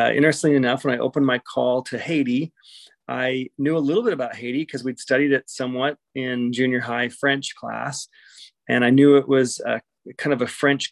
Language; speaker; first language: English; native; English